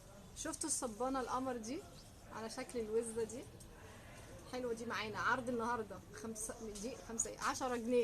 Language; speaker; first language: Arabic; native; Arabic